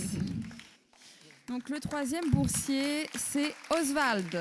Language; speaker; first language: French; native; French